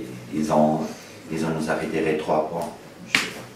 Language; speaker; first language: French; non-native, learner; Portuguese